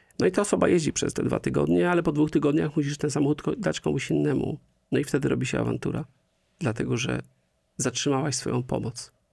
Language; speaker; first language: Polish; native; Polish